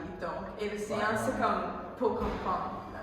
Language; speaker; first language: French; non-native, local second language; English